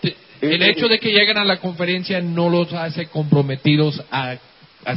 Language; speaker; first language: Spanish; native; Spanish